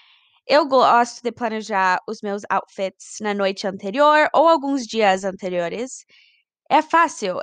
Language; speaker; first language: Portuguese; early bilingual, heritage; Portuguese